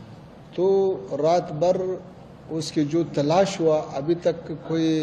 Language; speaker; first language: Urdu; non-native, fluent; Pashto